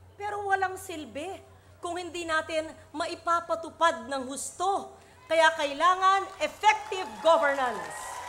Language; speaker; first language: Filipino; native; Filipino